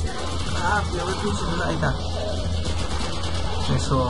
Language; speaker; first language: Spanish; native; Spanish